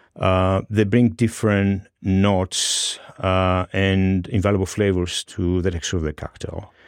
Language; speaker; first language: English; non-native, fluent; Greek